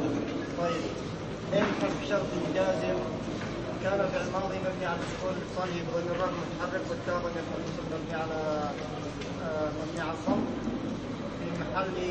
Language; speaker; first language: Arabic; non-native, learner; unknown